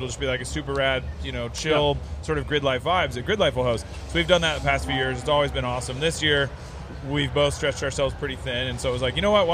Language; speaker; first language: English; native; English